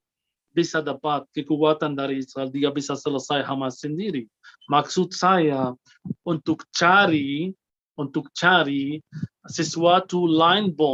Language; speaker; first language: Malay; non-native, fluent; Arabic